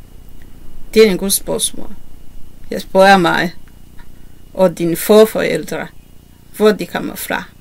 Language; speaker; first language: Danish; non-native, learner; Kinyarwanda